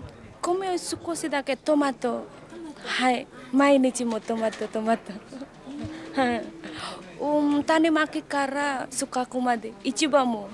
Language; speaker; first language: Japanese; non-native, learner; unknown